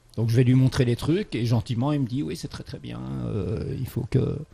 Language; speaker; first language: French; native; French